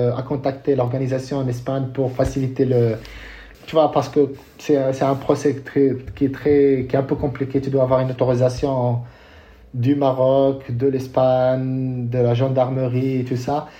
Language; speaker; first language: French; non-native, local second language; Arabic